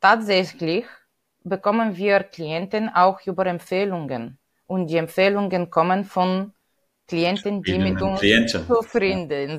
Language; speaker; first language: German; non-native, fluent; Bulgarian